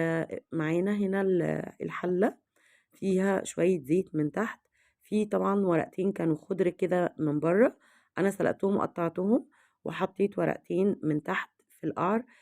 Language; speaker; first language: Arabic; native; Arabic